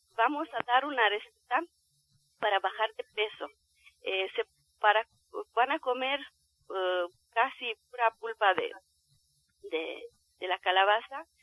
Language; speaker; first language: Spanish; non-native, fluent; Romanian